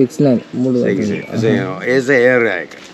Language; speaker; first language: Hindi; non-native, local second language; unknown